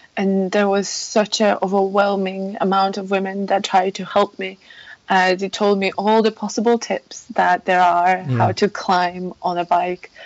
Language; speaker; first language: English; non-native, fluent; Polish